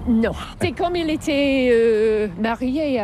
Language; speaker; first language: French; non-native, fluent; English